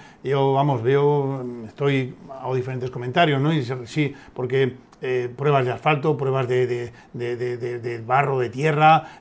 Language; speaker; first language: Spanish; native; Spanish